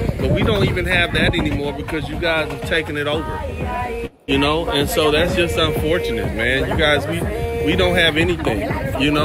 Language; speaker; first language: English; native; English